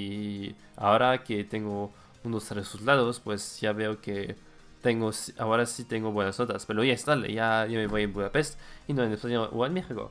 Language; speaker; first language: Spanish; non-native, fluent; French